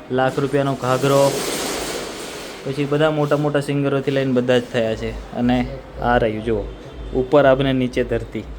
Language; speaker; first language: Gujarati; non-native, local second language; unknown